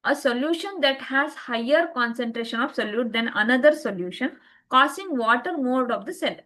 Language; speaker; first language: English; non-native, local second language; Kannada